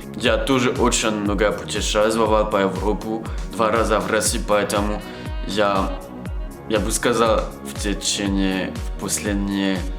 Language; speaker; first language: Russian; non-native, learner; French